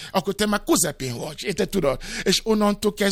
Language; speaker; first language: Hungarian; non-native, learner; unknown